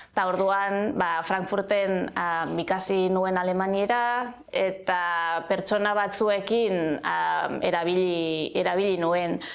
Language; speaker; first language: Basque; non-native, fluent; Catalan